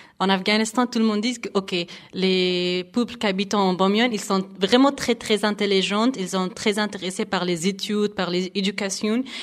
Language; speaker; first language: French; non-native, fluent; Persian